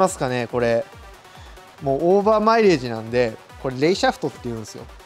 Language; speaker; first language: Japanese; native; Japanese